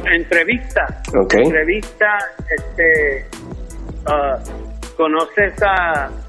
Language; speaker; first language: Spanish; early bilingual, heritage; Spanish